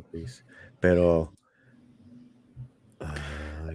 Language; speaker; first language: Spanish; early bilingual, heritage; English